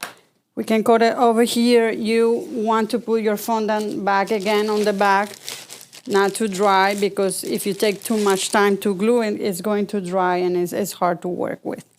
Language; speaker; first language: English; non-native, fluent; Spanish